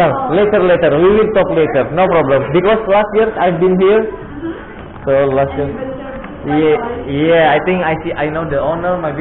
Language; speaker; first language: English; non-native, learner; Indonesian